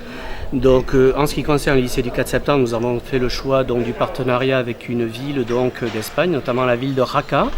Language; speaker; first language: French; native; French